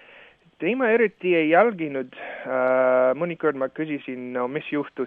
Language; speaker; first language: Estonian; non-native, fluent; English